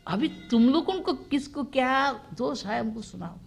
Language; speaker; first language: Hindi; non-native, local second language; Bangla